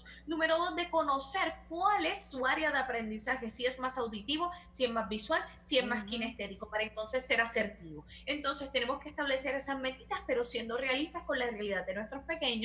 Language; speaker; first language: Spanish; native; Spanish